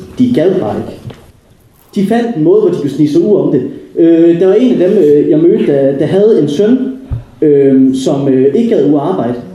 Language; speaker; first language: Danish; native; Danish